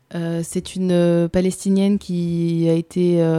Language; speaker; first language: French; native; French